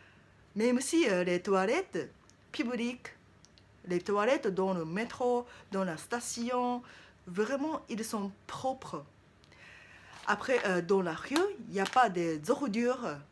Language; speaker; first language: French; non-native, learner; Japanese